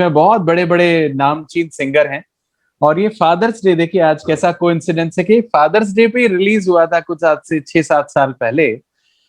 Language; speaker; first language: Hindi; native; Hindi